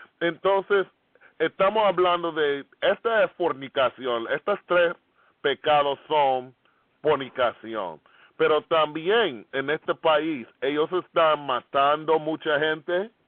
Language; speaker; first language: Spanish; non-native, fluent; English